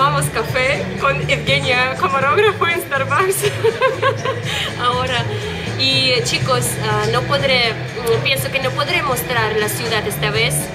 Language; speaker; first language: Spanish; non-native, fluent; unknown